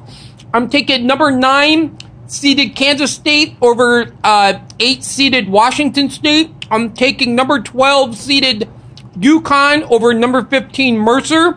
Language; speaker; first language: English; native; English